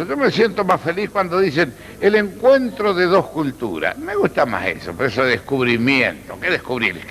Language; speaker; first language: Spanish; native; Spanish